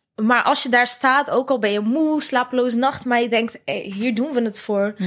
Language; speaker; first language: Dutch; native; Dutch